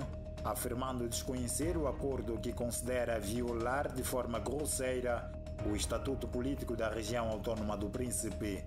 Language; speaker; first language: Portuguese; native; Portuguese